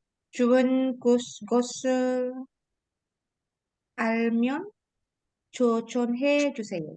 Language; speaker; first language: Korean; non-native, learner; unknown